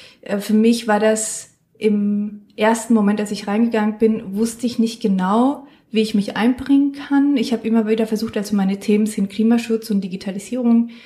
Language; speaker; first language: German; non-native, fluent; Spanish